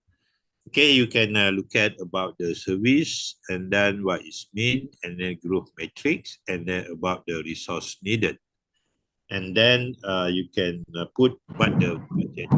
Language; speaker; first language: English; non-native, local second language; Malay